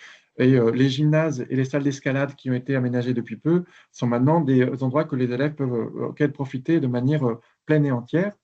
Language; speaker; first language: French; native; French